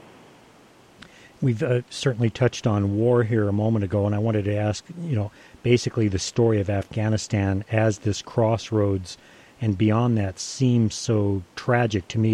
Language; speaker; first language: English; native; English